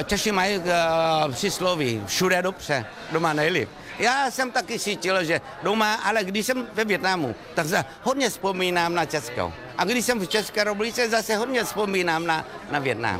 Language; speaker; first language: Czech; non-native, local second language; Vietnamese